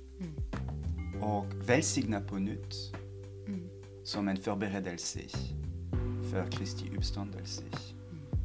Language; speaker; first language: Swedish; non-native, fluent; French